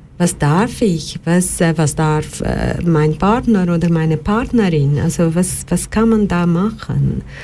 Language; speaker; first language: German; non-native, fluent; Portuguese